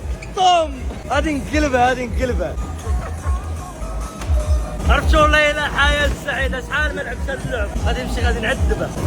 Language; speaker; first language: Arabic; native; Arabic